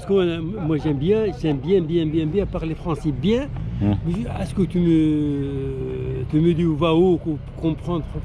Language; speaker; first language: French; non-native, learner; Arabic